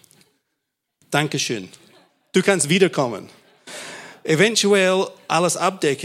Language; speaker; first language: German; non-native, fluent; English